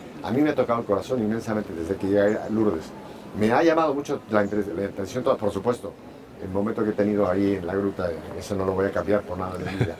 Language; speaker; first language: Spanish; native; Spanish